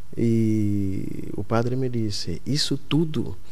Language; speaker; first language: Portuguese; non-native, local second language; Kongo